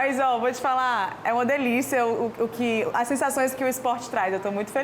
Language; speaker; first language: Portuguese; native; Portuguese